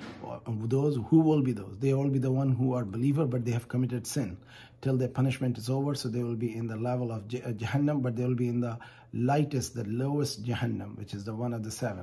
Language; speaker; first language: English; non-native, fluent; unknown